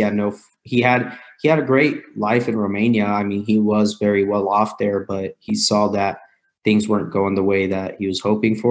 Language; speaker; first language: English; native; English